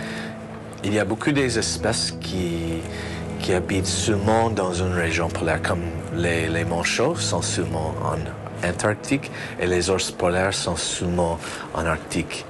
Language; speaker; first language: French; non-native, learner; English